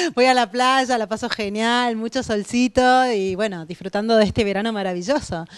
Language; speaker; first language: Spanish; native; Spanish